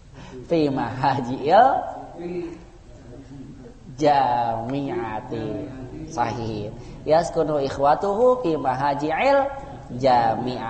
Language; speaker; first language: Arabic; non-native, fluent; Indonesian